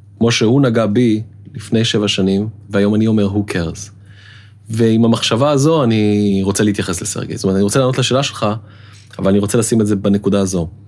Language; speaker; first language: Hebrew; native; Hebrew